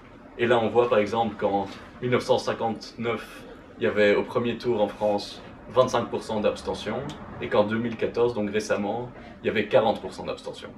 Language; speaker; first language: French; native; French